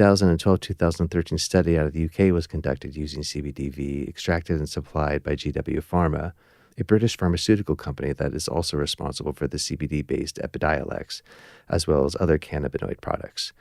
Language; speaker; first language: English; native; English